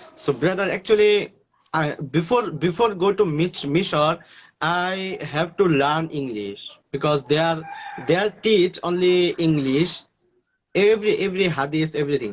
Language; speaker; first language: English; non-native, learner; Bangla